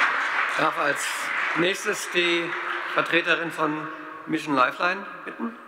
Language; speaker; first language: German; native; German